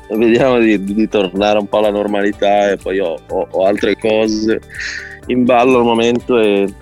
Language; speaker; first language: Italian; native; Italian